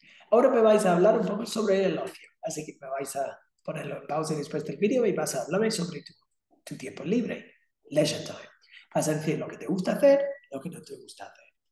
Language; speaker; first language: Spanish; non-native, fluent; English